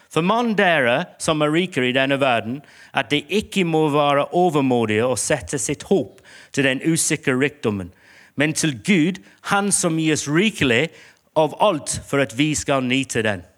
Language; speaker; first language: Norwegian; non-native, fluent; English